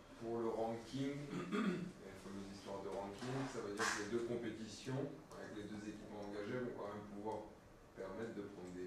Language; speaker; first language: French; native; French